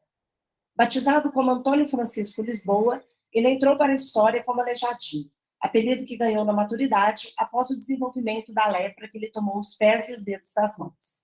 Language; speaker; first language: Portuguese; native; Portuguese